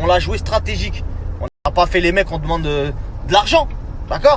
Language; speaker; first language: French; native; French